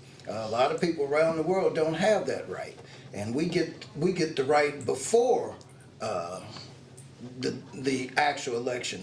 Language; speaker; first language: English; native; English